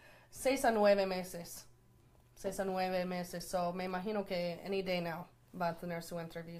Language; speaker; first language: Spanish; non-native, fluent; English